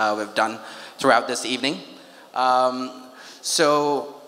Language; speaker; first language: English; non-native, local second language; Urdu